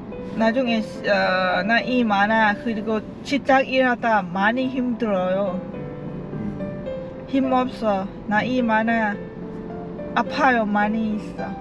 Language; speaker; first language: Korean; non-native, learner; Lao